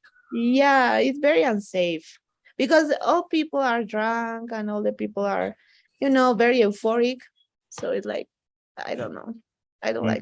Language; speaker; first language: English; non-native, learner; Spanish